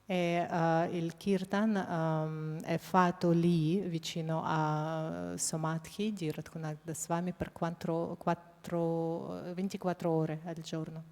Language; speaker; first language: Italian; non-native, fluent; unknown